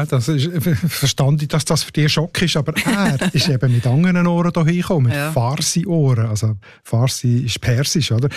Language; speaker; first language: German; native; German